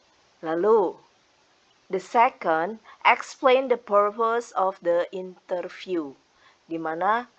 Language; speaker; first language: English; non-native, fluent; Indonesian